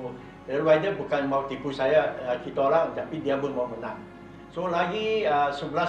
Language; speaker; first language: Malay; non-native, local second language; Chinese